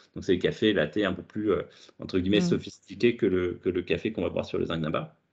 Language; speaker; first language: French; native; French